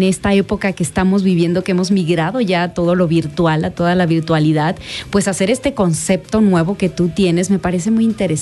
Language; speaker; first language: Spanish; native; Spanish